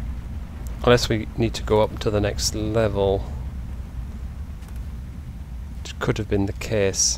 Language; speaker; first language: English; native; English